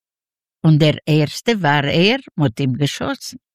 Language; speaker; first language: German; non-native, learner; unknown